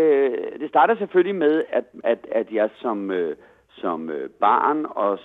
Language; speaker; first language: Danish; native; Danish